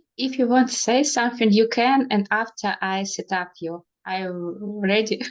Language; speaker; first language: English; non-native, learner; Russian